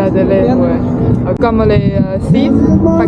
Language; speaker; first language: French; non-native, learner; Chinese